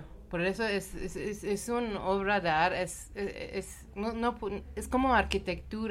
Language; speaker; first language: Spanish; non-native, learner; Persian